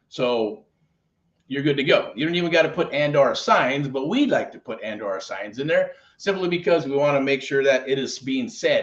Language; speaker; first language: English; native; English